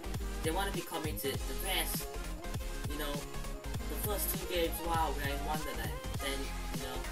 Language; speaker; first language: English; native; English